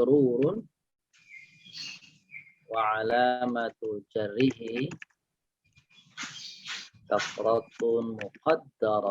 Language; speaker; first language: Arabic; non-native, fluent; Indonesian